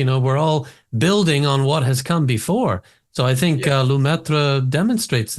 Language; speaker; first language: English; native; English